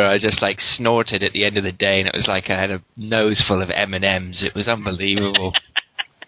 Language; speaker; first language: English; native; English